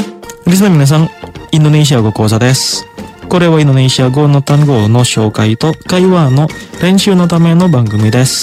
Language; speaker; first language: Japanese; non-native, fluent; Indonesian